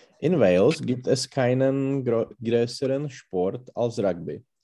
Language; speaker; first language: German; non-native, learner; Czech